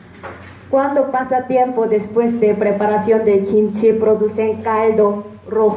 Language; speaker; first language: Spanish; non-native, fluent; Korean